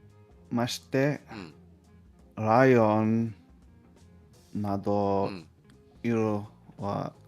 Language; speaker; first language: Japanese; non-native, learner; English